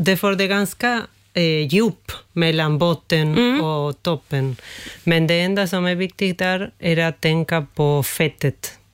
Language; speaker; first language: Swedish; non-native, fluent; Spanish